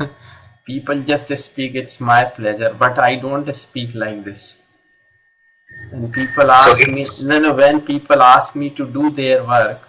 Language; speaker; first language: English; non-native, local second language; Hindi